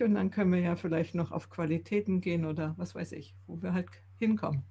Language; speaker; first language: German; native; German